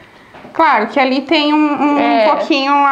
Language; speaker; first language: Portuguese; native; Portuguese